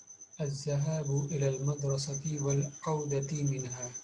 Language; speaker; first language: Arabic; non-native, fluent; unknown